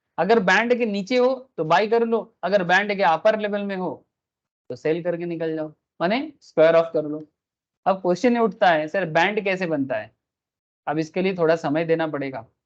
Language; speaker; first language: Hindi; non-native, local second language; Bangla